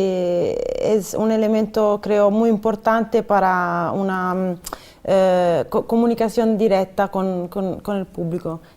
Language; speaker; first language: Spanish; non-native, fluent; Italian